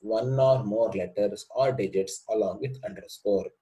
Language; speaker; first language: English; non-native, local second language; Kannada